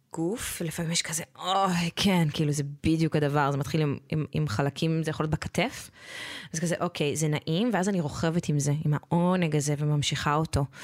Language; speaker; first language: Hebrew; native; Hebrew